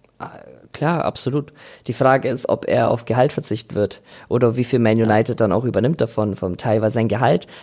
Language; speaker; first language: German; native; German